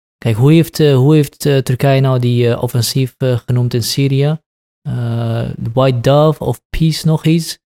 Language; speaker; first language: Dutch; early bilingual, other home language; Kurdish